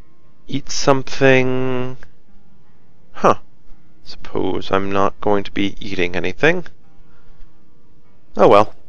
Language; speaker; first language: English; native; English